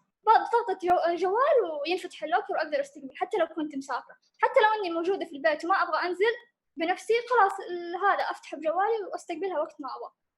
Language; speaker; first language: Arabic; native; Arabic